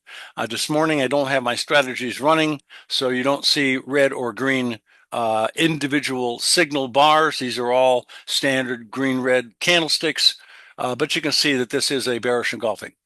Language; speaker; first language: English; native; English